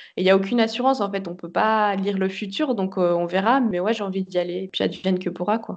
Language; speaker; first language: French; native; French